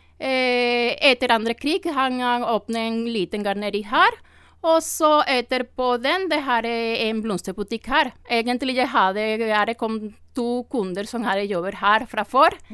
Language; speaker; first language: Norwegian; non-native, learner; Spanish